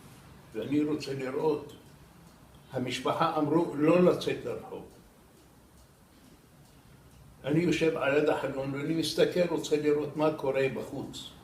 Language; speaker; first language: Hebrew; non-native, fluent; Arabic